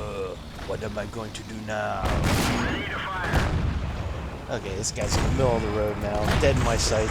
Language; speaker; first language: English; native; English